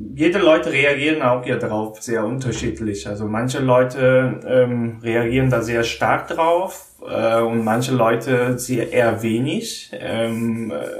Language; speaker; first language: German; non-native, learner; Korean